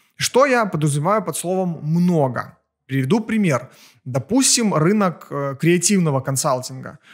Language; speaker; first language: Russian; native; Russian